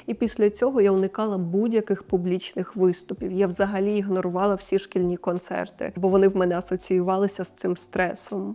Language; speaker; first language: Ukrainian; non-native, local second language; Russian